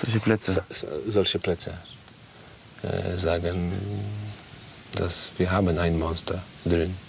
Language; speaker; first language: German; non-native, learner; Polish